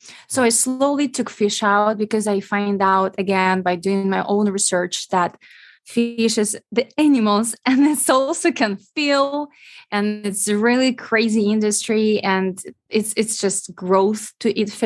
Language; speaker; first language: English; non-native, fluent; Ukrainian